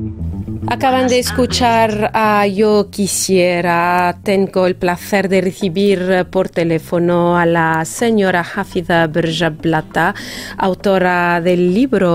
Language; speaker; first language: Spanish; non-native, fluent; Arabic